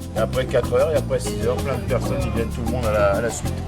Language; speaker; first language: French; native; French